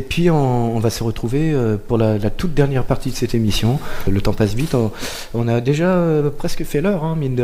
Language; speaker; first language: French; native; French